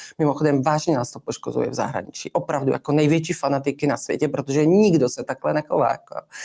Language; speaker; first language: Czech; native; Czech